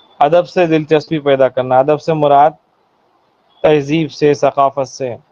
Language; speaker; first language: Urdu; native; Urdu